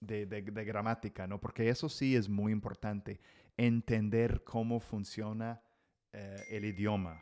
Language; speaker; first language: Spanish; non-native, fluent; English